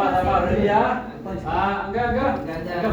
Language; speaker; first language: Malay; non-native, local second language; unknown